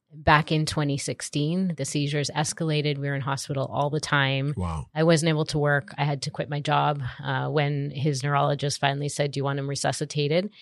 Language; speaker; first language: English; native; English